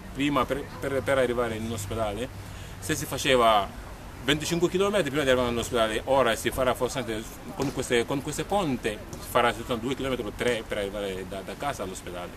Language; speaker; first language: Italian; non-native, fluent; Mandingo